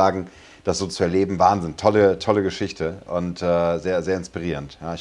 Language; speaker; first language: German; native; German